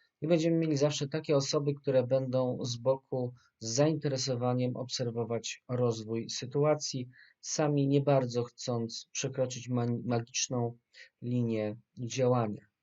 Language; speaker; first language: Polish; native; Polish